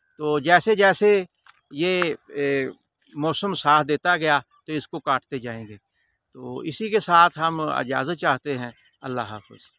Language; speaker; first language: Urdu; non-native, local second language; Punjabi